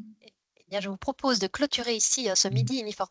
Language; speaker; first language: French; native; French